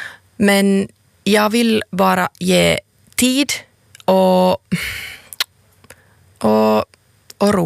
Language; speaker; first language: Swedish; non-native, local second language; Finnish